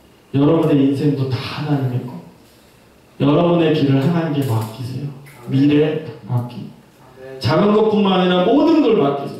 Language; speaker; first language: Korean; native; Korean